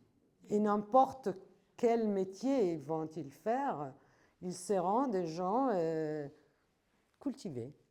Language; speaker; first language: French; non-native, fluent; Italian